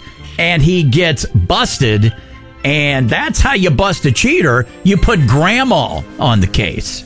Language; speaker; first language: English; native; English